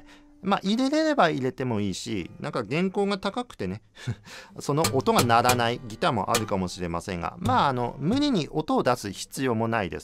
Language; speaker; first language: Japanese; native; Japanese